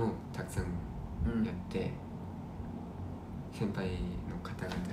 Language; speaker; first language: Japanese; non-native, fluent; Korean